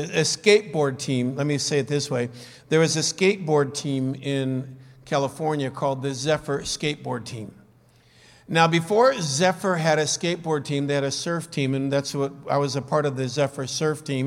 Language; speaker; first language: English; native; English